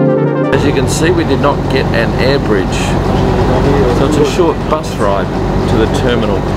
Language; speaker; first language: English; native; English